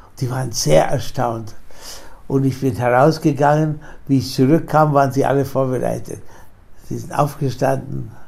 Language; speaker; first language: German; non-native, fluent; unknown